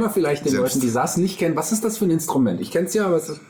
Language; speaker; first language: German; native; German